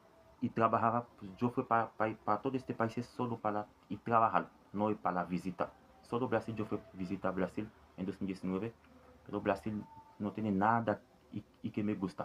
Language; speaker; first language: Spanish; non-native, learner; Haitian Creole